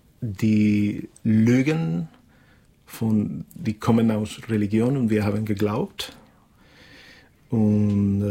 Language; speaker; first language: German; non-native, fluent; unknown